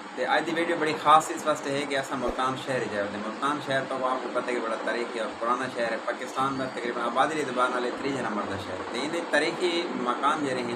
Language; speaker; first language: Urdu; non-native, local second language; Saraiki